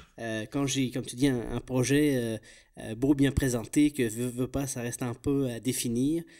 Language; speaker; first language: French; native; French